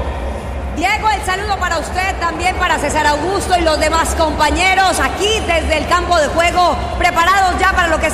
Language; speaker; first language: Spanish; native; Spanish